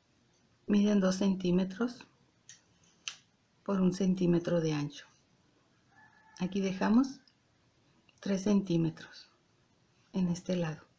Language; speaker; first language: Spanish; native; Spanish